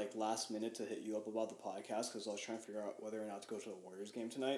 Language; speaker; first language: English; early bilingual, other home language; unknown